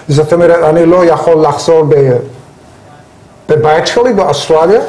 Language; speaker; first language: Hebrew; non-native, learner; Persian